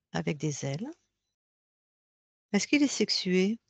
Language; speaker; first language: French; native; French